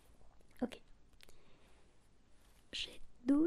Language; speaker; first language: French; non-native, learner; Spanish